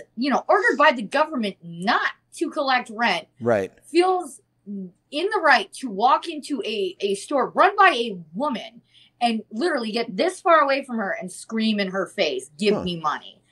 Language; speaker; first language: English; native; English